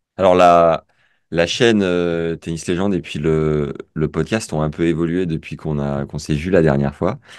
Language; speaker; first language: French; native; French